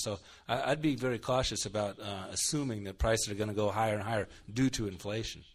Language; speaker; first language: English; native; English